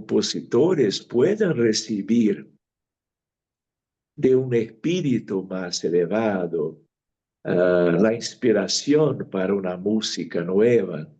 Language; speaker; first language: Spanish; non-native, fluent; Portuguese